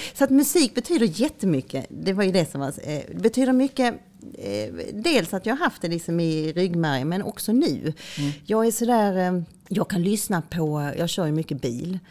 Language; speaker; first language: Swedish; native; Swedish